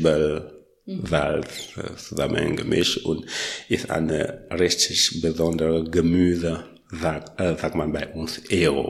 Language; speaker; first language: German; non-native, learner; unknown